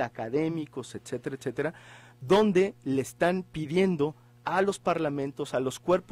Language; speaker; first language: Spanish; native; Spanish